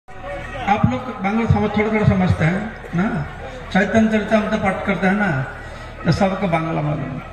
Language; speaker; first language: Hindi; non-native, local second language; Bangla